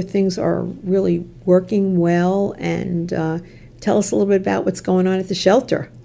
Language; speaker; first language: English; native; English